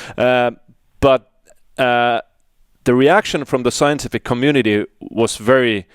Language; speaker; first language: English; non-native, fluent; Finnish